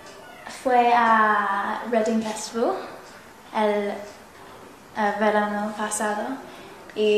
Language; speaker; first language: Spanish; non-native, learner; English